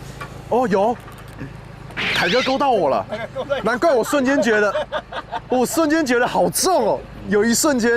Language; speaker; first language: Chinese; native; Chinese